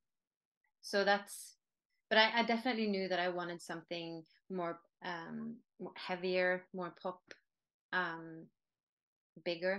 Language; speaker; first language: English; non-native, fluent; Norwegian